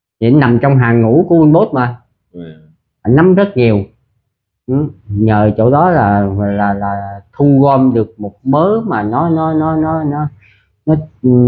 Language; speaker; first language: Vietnamese; early bilingual, heritage; Vietnamese